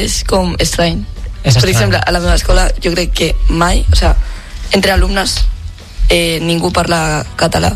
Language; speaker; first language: Catalan; non-native, local second language; Spanish